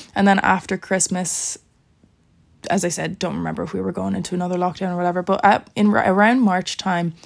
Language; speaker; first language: English; native; English